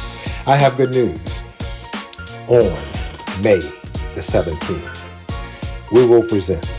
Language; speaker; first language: English; native; English